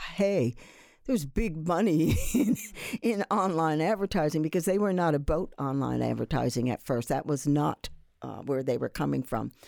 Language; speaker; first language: English; native; English